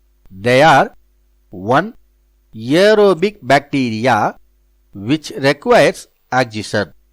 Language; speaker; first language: English; non-native, local second language; Tamil